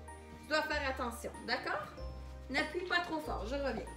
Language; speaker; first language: French; native; French